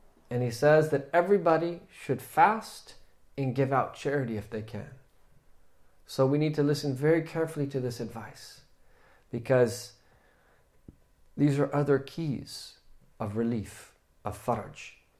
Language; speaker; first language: English; native; English